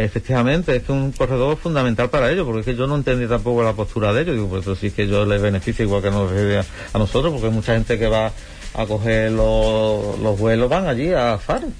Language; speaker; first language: Spanish; native; Spanish